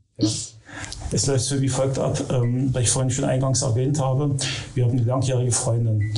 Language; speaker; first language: German; native; German